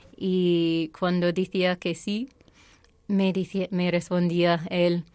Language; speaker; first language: Spanish; non-native, fluent; English